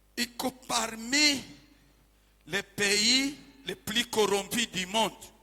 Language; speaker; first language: French; non-native, local second language; Swahili